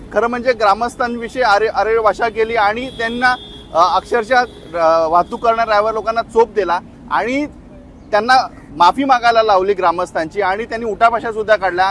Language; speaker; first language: Marathi; native; Marathi